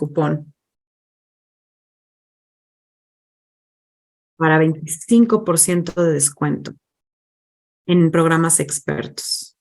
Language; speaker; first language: Spanish; non-native, fluent; English